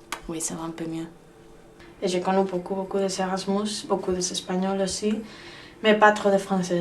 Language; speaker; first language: French; non-native, learner; Spanish